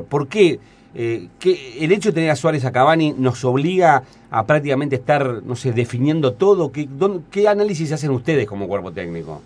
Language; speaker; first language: Spanish; native; Spanish